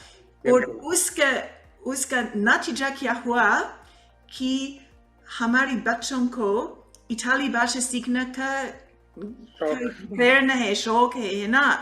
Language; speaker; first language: Hindi; non-native, fluent; English